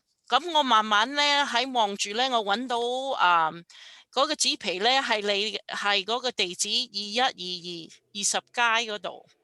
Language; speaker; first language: Cantonese; early bilingual, heritage; Cantonese